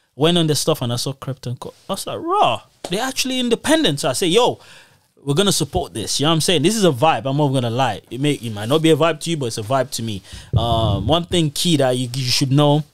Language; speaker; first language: English; native; English